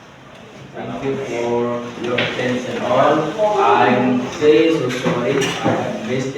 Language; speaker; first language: English; non-native, learner; Indonesian